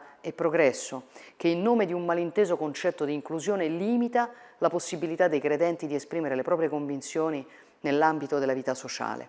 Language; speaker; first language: Italian; native; Italian